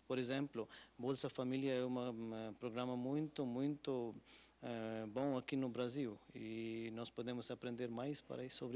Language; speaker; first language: Portuguese; non-native, learner; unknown